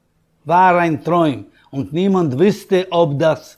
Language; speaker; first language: German; non-native, learner; Yiddish